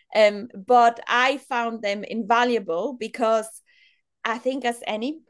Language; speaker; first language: English; non-native, local second language; Afrikaans